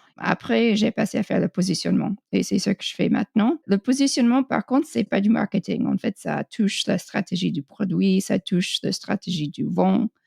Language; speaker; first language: French; non-native, fluent; English